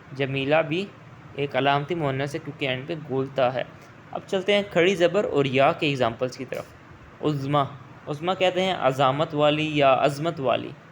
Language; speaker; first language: Urdu; native; Urdu